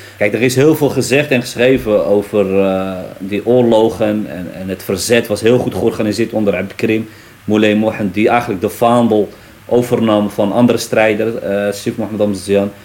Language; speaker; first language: Dutch; early bilingual, other home language; Riffian